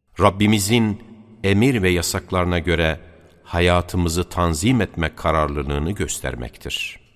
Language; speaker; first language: Turkish; native; Turkish